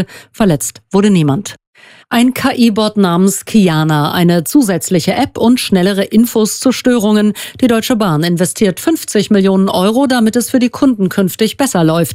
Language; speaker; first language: German; native; German